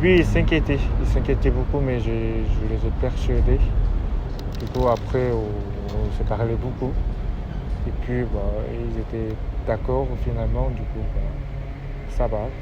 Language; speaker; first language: French; non-native, fluent; Korean